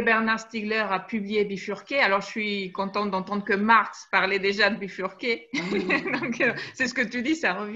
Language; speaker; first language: French; native; French